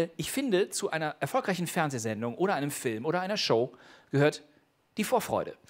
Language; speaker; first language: German; native; German